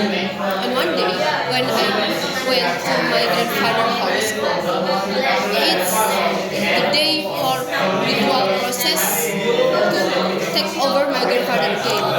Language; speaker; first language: English; non-native, learner; Indonesian